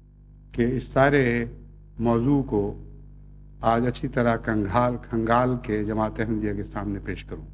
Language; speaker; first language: Urdu; native; Urdu